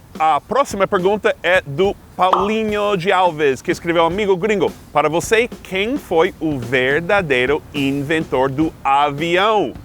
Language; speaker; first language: Portuguese; non-native, fluent; English